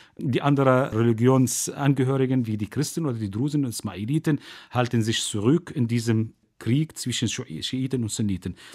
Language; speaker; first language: German; non-native, fluent; Arabic